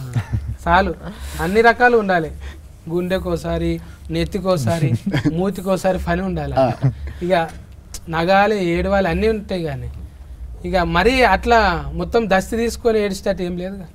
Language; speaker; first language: Telugu; native; Telugu